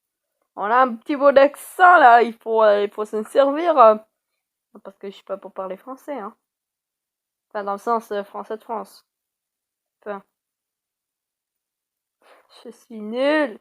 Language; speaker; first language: French; native; French